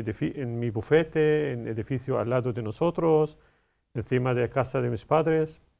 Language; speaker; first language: Spanish; non-native, learner; Arabic